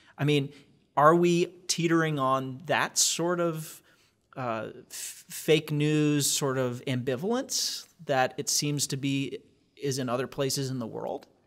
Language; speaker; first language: English; native; English